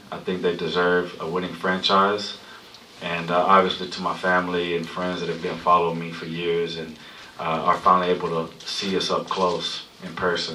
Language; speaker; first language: English; early bilingual, other home language; Spanish